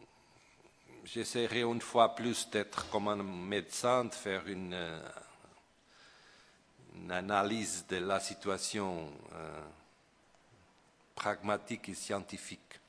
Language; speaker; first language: French; non-native, fluent; Portuguese